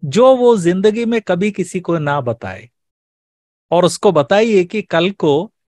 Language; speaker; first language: Hindi; non-native, local second language; Malayalam